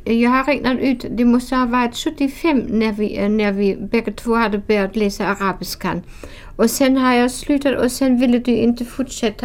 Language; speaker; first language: Swedish; non-native, fluent; German